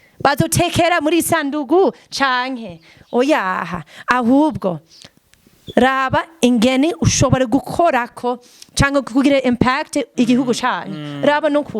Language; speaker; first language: Rundi; non-native, fluent; English